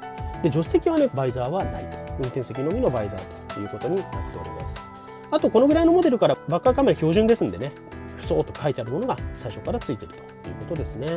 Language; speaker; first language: Japanese; native; Japanese